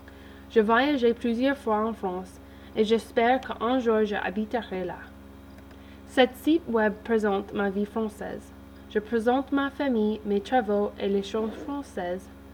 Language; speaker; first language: French; early bilingual, heritage; English